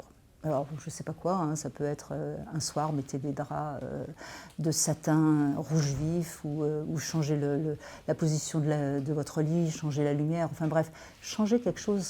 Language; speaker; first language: French; native; French